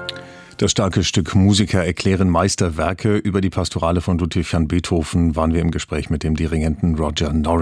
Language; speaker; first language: German; native; German